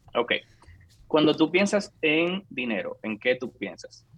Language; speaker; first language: Spanish; native; Spanish